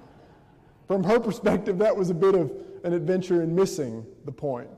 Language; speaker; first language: English; native; English